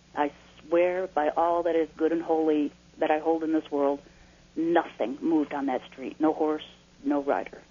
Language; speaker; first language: English; native; English